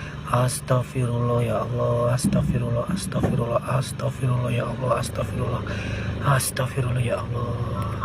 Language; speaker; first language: Indonesian; native; Indonesian